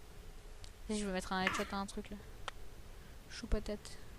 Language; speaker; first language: French; native; French